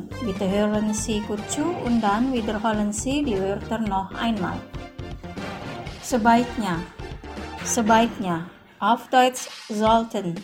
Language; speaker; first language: German; non-native, fluent; Indonesian